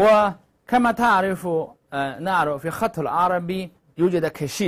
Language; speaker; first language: Arabic; non-native, learner; Chinese